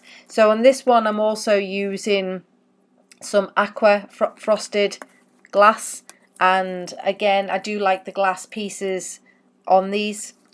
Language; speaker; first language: English; native; English